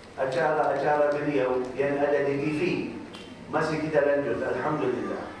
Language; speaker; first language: Malay; non-native, fluent; Arabic